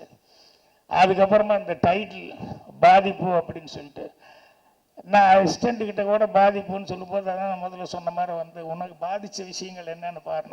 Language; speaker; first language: Tamil; native; Tamil